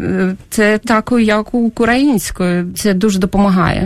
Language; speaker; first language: Ukrainian; non-native, local second language; Russian